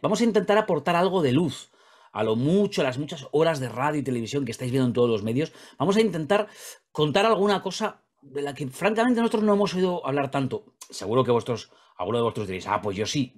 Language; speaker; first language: Spanish; native; Spanish